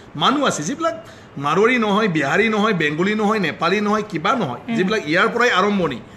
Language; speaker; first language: Assamese; non-native, local second language; Bodo